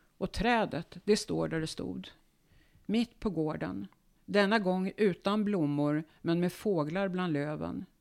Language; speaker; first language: Swedish; native; Swedish